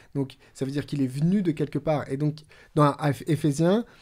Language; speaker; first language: French; native; French